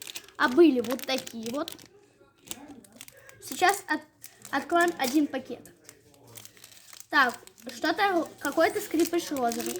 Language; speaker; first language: Russian; native; Russian